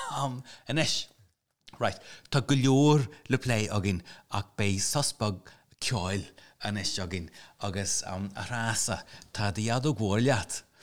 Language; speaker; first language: Irish; non-native, local second language; English